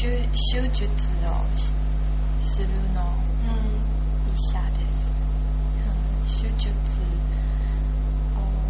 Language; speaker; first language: Japanese; non-native, learner; Chinese